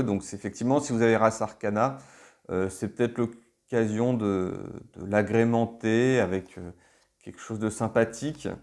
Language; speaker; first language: French; native; French